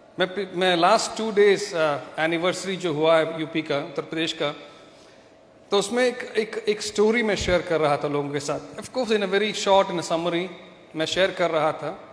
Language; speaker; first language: Hindi; non-native, local second language; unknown